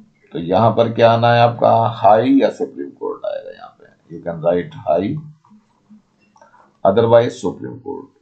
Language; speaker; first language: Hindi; native; Hindi